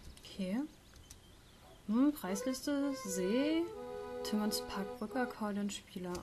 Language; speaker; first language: German; native; German